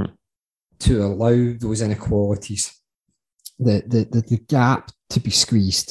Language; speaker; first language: English; native; English